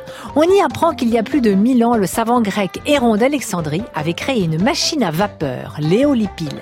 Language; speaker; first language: French; native; French